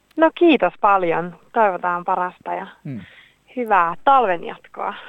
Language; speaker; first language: Finnish; native; Finnish